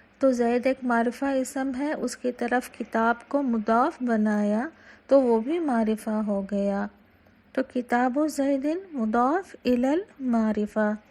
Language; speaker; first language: Urdu; native; Urdu